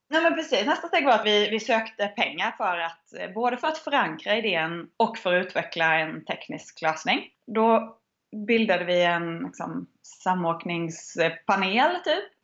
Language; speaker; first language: Swedish; native; Swedish